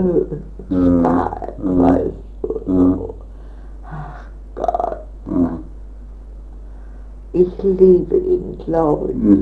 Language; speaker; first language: German; non-native, learner; Japanese